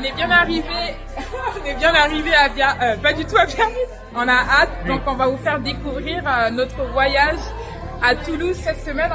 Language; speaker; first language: French; native; French